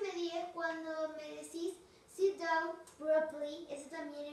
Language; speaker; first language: Spanish; native; Spanish